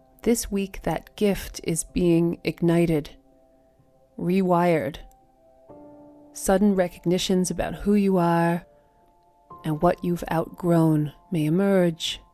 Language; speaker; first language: English; native; English